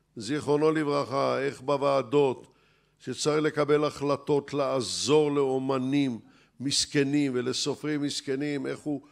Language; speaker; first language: Hebrew; native; Hebrew